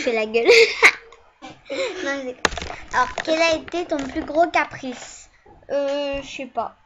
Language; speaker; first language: French; early bilingual, other home language; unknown